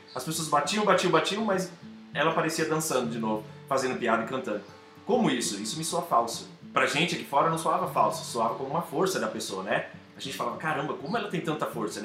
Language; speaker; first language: Portuguese; native; Portuguese